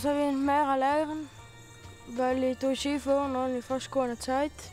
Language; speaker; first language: German; non-native, local second language; Italian